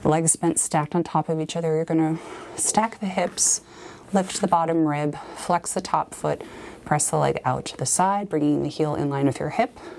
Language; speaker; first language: English; native; English